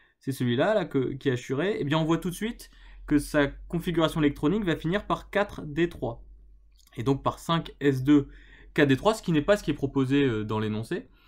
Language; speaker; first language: French; native; French